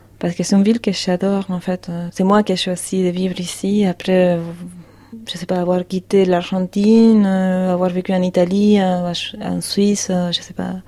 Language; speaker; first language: French; non-native, fluent; Spanish